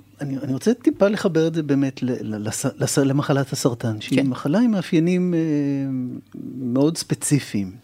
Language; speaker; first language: Hebrew; native; Hebrew